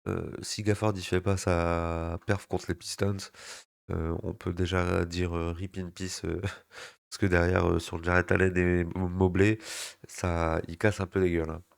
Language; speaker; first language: French; native; French